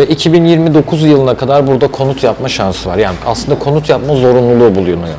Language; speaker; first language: Turkish; native; Turkish